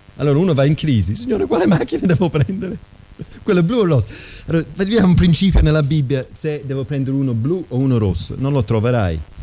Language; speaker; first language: Italian; non-native, fluent; English